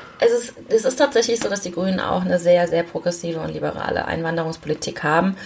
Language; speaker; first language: German; early bilingual, other home language; Korean